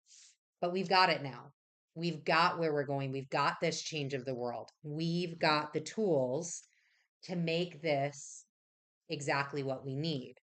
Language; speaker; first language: English; native; English